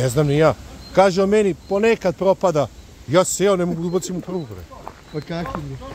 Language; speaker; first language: Croatian; native; Croatian